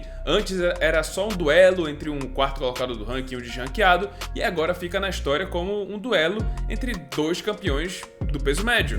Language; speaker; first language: Portuguese; native; Portuguese